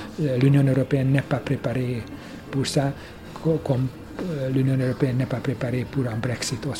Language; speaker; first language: French; non-native, fluent; Hungarian